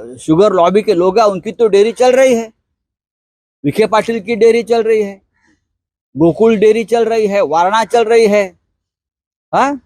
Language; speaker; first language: Hindi; non-native, local second language; Marathi